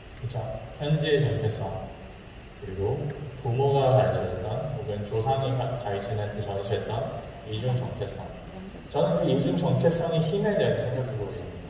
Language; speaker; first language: Korean; native; Korean